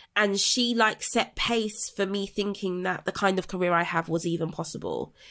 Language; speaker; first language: English; native; English